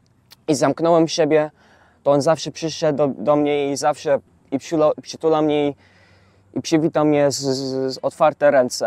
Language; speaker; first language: Polish; early bilingual, heritage; English